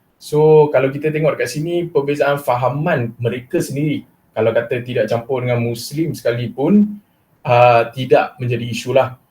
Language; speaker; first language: Malay; non-native, local second language; Chinese